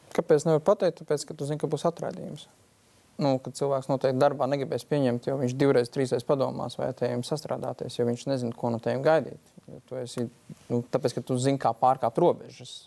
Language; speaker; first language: Latvian; native; Latvian